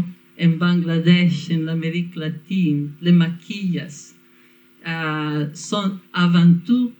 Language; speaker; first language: French; non-native, fluent; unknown